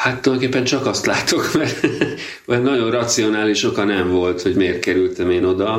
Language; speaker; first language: Hungarian; native; Hungarian